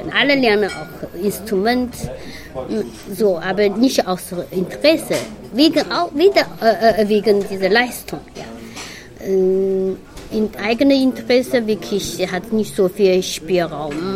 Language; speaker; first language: German; non-native, learner; Chinese